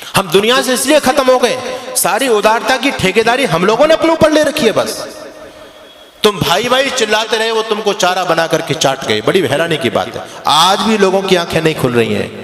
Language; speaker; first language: Hindi; native; Hindi